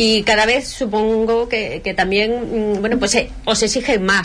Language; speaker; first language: Spanish; native; Spanish